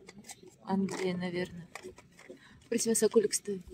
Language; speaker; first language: Czech; non-native, learner; Russian